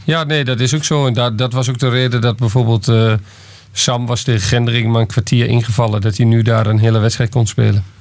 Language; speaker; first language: Dutch; native; Dutch